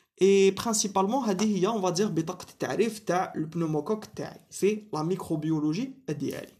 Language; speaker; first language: French; non-native, local second language; Arabic